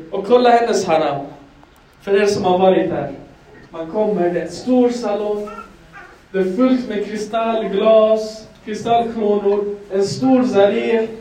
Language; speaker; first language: Swedish; non-native, fluent; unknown